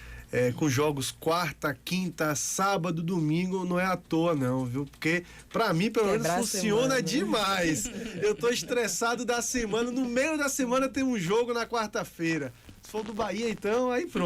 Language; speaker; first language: Portuguese; native; Portuguese